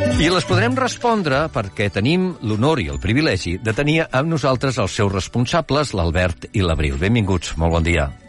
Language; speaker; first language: Catalan; native; Catalan